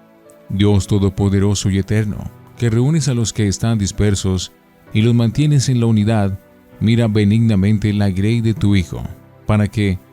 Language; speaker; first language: Spanish; native; Spanish